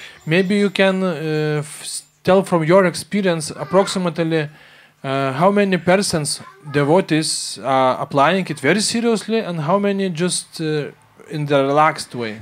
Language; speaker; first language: English; non-native, fluent; Lithuanian